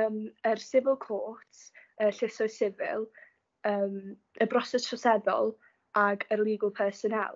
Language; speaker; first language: Welsh; non-native, local second language; English